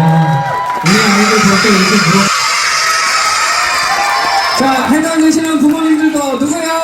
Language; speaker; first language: Korean; native; Korean